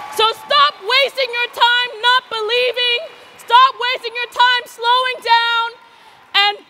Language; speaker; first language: English; native; English